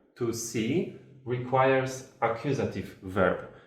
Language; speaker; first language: English; non-native, fluent; Polish